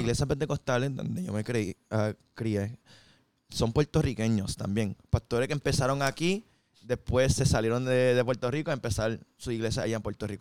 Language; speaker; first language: Spanish; early bilingual, heritage; Spanish